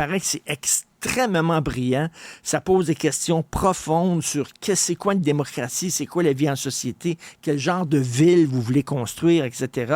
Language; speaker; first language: French; native; French